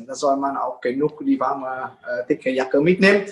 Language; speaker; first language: German; non-native, fluent; Vietnamese